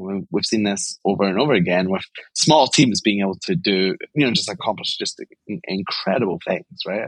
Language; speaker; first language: English; native; English